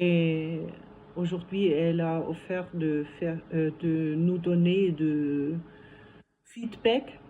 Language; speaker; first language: French; non-native, fluent; German